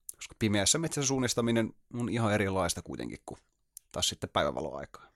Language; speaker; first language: Finnish; native; Finnish